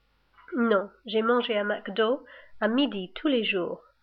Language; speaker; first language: French; non-native, learner; English